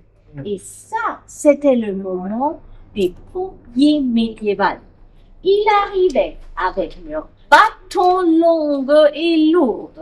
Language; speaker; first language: French; non-native, fluent; German